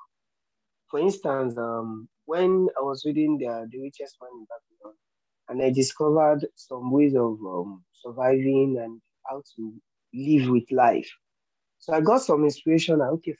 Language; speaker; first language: English; non-native, local second language; Yoruba